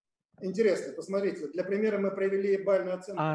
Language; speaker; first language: Russian; native; Russian